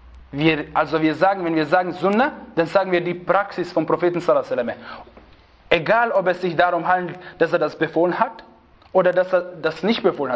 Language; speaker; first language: German; non-native, fluent; Arabic